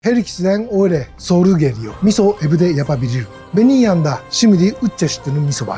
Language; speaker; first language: Turkish; non-native, learner; Japanese